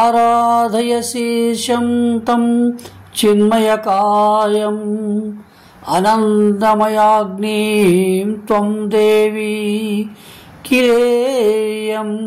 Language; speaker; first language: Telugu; native; Telugu